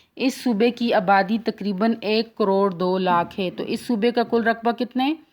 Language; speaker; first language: Urdu; non-native, local second language; Pashto